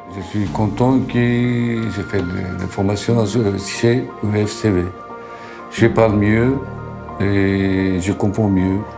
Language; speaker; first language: French; non-native, learner; Turkish